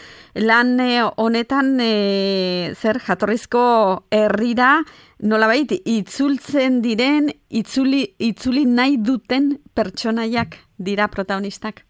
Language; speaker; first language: Basque; native; Basque